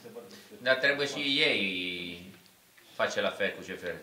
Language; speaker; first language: Romanian; non-native, fluent; Italian